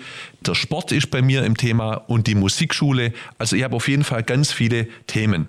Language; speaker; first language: German; native; German